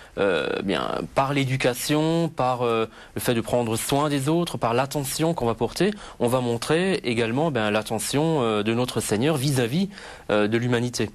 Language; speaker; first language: French; native; French